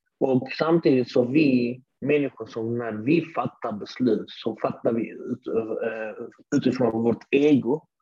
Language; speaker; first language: Swedish; early bilingual, other home language; Arabic